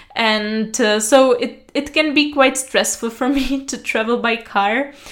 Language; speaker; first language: English; non-native, fluent; Czech